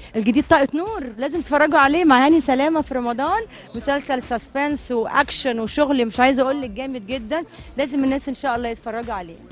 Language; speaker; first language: Arabic; native; Arabic